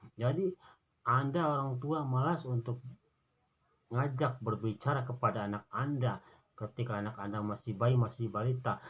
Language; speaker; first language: Indonesian; non-native, local second language; Sundanese